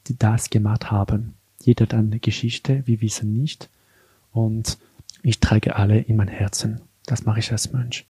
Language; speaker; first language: German; non-native, local second language; French